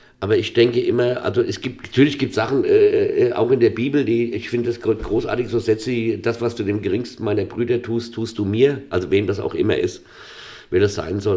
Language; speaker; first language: German; native; German